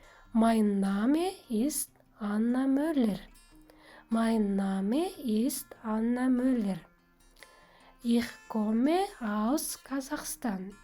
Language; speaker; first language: German; non-native, fluent; Kazakh